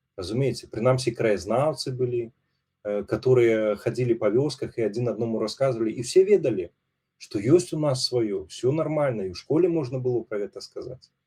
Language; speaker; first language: Belarusian; non-native, local second language; Russian